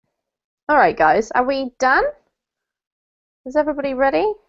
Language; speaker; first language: English; native; English